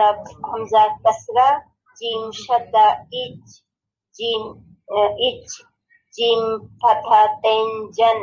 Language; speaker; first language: Arabic; non-native, learner; Bangla